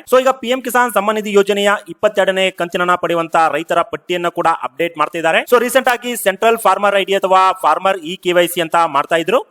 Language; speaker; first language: Kannada; native; Kannada